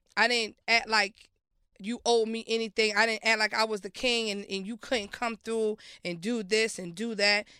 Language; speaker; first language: English; native; English